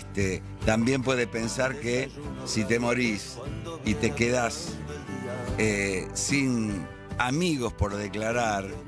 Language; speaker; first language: Spanish; native; Spanish